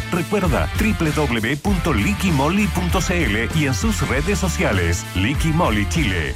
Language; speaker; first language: Spanish; native; Spanish